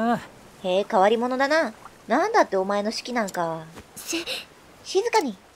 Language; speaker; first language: Japanese; native; Japanese